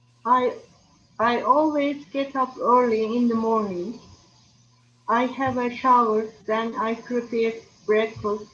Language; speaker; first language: English; non-native, learner; Turkish